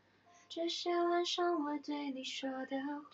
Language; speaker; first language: Chinese; native; Chinese